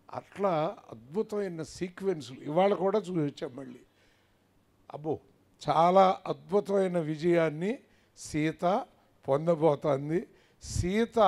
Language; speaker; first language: Telugu; native; Telugu